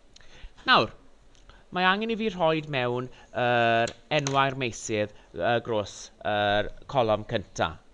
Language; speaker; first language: Welsh; non-native, local second language; English